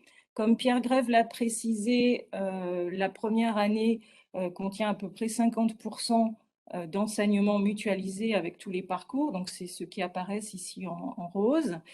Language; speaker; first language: French; native; French